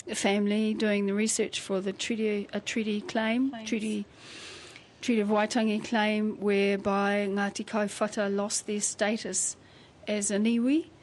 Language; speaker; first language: English; native; English